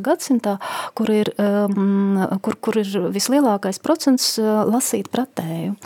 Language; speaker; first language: Latvian; non-native, local second language; Russian